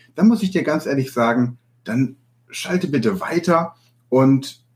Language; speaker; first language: German; native; German